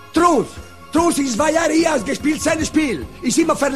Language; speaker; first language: German; non-native, learner; Italian